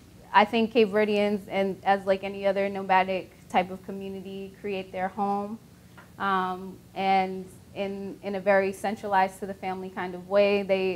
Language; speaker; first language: English; native; English